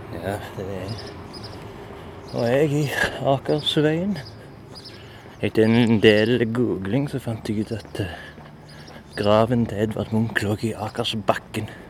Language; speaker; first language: Norwegian; native; Norwegian